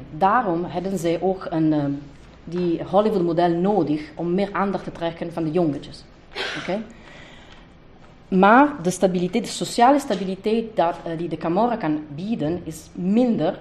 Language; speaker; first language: Dutch; non-native, fluent; Italian